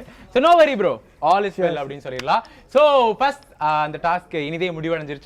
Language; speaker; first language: Tamil; native; Tamil